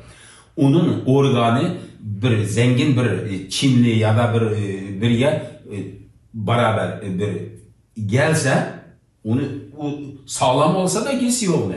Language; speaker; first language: Turkish; non-native, learner; Uyghur